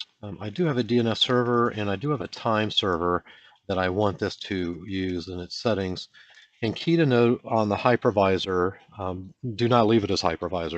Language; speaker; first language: English; native; English